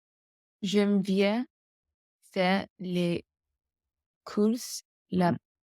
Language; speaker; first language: French; non-native, learner; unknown